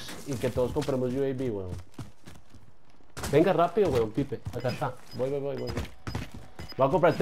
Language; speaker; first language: Spanish; native; Spanish